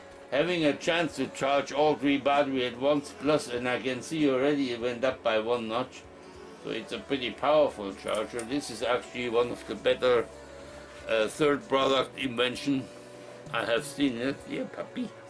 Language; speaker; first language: English; non-native, fluent; German